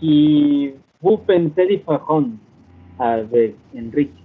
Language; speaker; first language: French; non-native, learner; Spanish